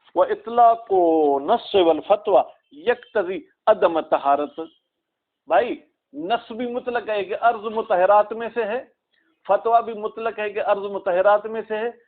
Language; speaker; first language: Urdu; non-native, local second language; Sindhi